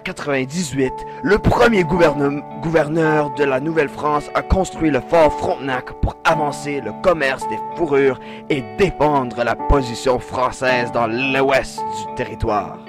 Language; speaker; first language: French; native; French